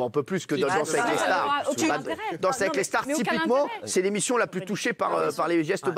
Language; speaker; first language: French; native; French